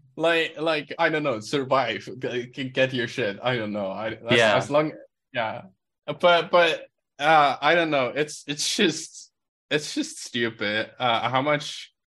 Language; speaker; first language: English; non-native, fluent; Swiss German